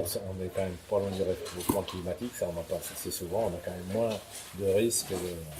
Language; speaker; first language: French; native; French